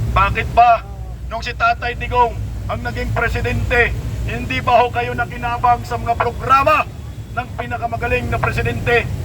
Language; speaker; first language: Filipino; non-native, local second language; Cebuano